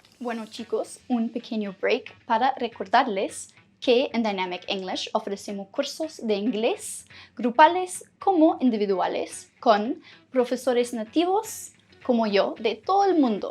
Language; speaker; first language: Spanish; non-native, fluent; English